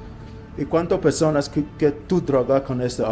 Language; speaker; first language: Spanish; non-native, learner; English